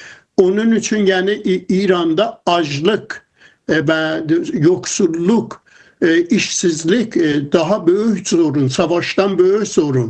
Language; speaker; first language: Turkish; non-native, fluent; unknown